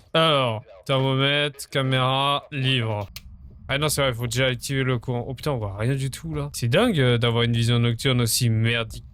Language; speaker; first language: French; native; French